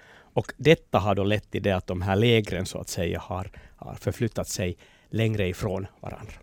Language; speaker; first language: Swedish; native; Swedish